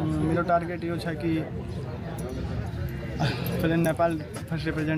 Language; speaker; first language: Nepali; non-native, local second language; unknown